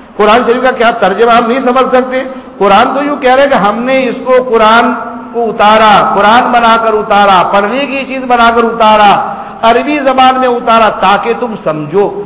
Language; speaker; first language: Urdu; non-native, local second language; Gujarati